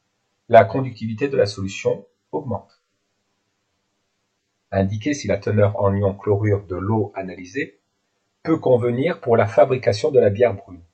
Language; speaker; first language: French; native; French